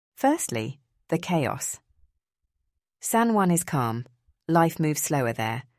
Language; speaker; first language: English; early bilingual, other home language; Spanish